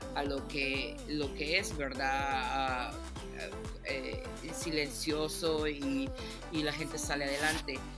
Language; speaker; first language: Spanish; early bilingual, heritage; Spanish